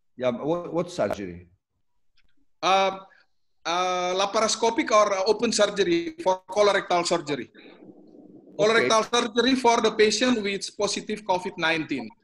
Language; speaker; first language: English; non-native, learner; Indonesian